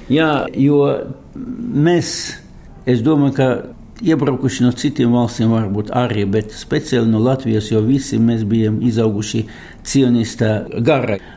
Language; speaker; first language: Latvian; non-native, local second language; Russian